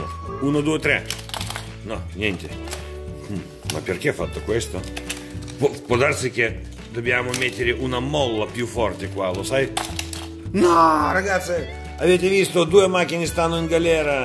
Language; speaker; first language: Italian; non-native, fluent; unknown